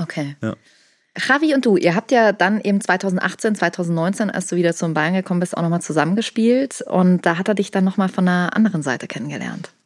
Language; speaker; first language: German; native; German